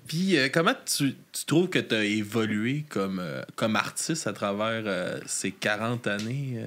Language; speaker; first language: French; native; French